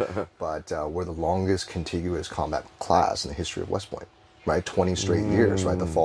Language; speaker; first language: English; native; English